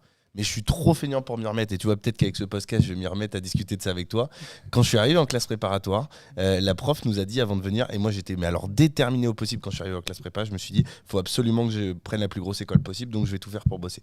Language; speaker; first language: French; native; French